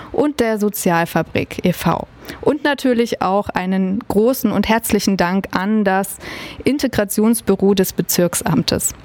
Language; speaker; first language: German; native; German